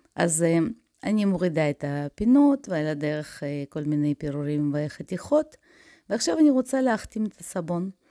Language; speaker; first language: Hebrew; non-native, fluent; Russian